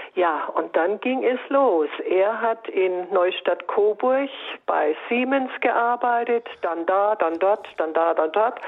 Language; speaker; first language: German; native; German